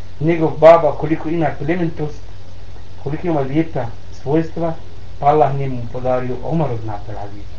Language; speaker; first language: Bosnian; non-native, learner; Arabic